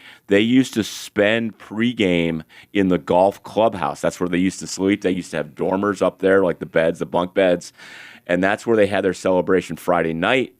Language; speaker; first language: English; native; English